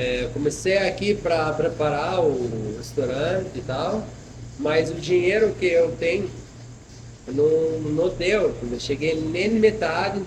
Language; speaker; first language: Portuguese; non-native, fluent; Arabic